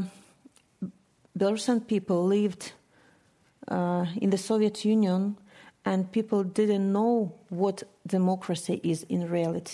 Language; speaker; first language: English; non-native, fluent; Russian